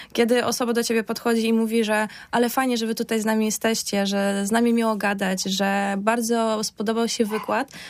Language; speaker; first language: Polish; non-native, fluent; Ukrainian